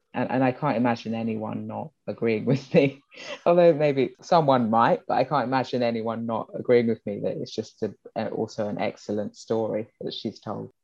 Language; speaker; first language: English; early bilingual, other home language; Yoruba